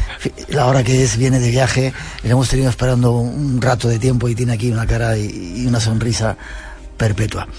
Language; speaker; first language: Spanish; native; Spanish